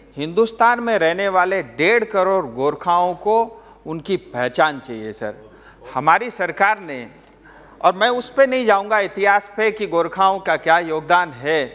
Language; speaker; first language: Hindi; non-native, local second language; Nepali